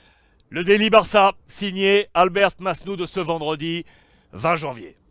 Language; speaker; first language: French; native; French